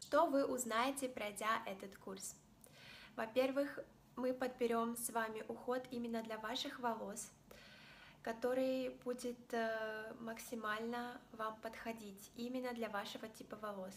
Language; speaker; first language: Russian; native; Russian